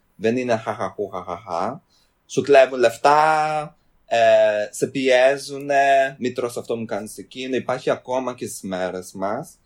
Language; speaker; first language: Greek; early bilingual, other home language; Albanian